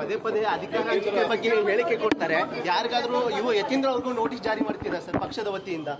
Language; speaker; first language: Kannada; native; Kannada